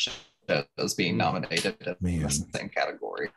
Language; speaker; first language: English; native; English